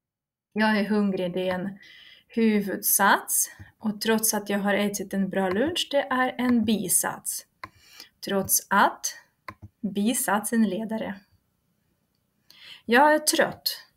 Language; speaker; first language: Swedish; non-native, fluent; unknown